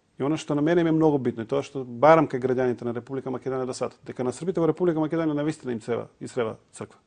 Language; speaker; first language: Macedonian; non-native, local second language; Serbian